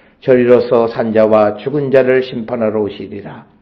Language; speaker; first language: Korean; native; Korean